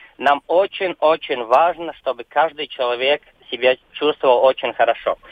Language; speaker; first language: Russian; non-native, local second language; Latvian